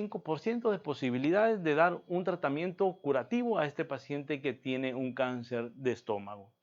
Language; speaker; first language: Spanish; native; Spanish